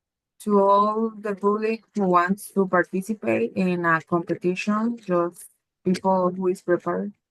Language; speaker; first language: English; non-native, learner; Spanish